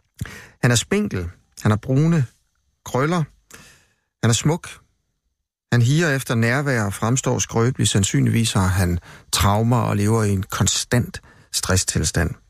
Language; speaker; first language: Danish; native; Danish